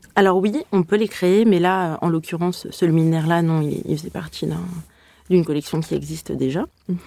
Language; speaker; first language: French; native; French